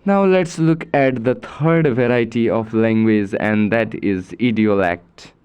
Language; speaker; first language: English; non-native, local second language; Nepali